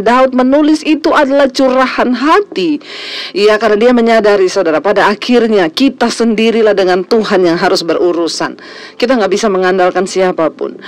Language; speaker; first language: Indonesian; native; Indonesian